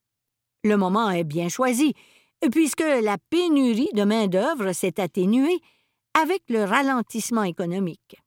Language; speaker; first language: French; native; French